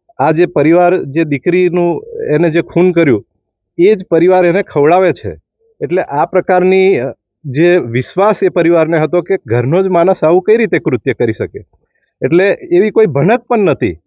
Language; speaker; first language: Gujarati; native; Gujarati